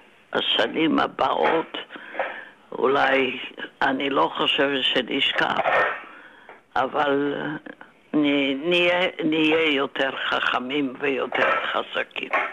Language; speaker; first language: Hebrew; non-native, fluent; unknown